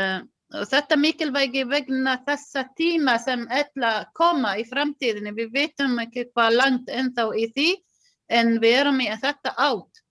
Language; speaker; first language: Icelandic; non-native, learner; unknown